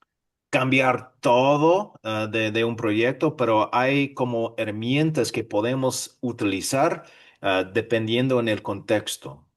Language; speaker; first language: Spanish; non-native, fluent; English